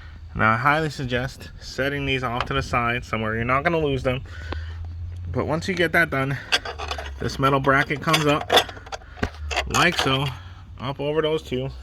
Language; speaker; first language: English; native; English